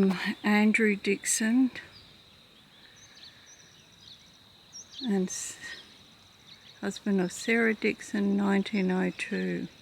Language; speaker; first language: English; native; English